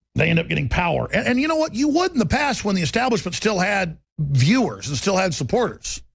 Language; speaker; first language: English; native; English